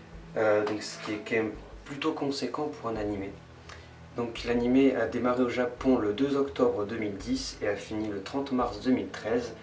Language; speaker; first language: French; native; French